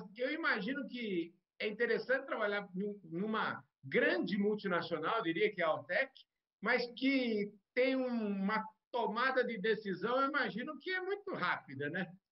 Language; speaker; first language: Portuguese; native; Portuguese